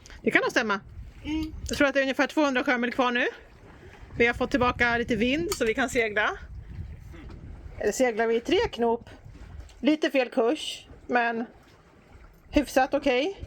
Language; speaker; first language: Swedish; native; Swedish